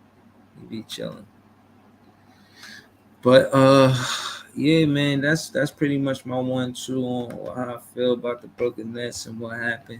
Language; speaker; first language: English; native; English